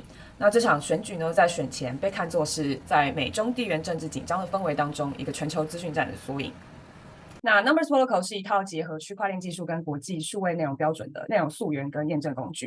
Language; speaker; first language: Chinese; native; Chinese